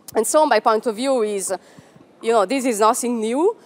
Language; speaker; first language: English; non-native, fluent; Italian